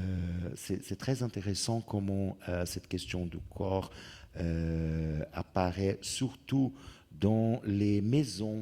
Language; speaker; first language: French; non-native, fluent; Portuguese